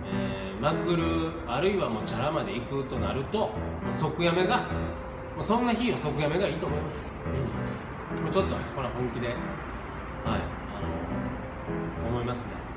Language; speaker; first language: Japanese; native; Japanese